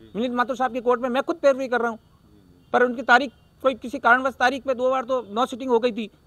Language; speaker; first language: Hindi; native; Hindi